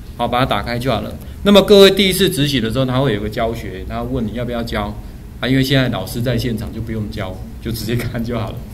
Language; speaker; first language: Chinese; native; Chinese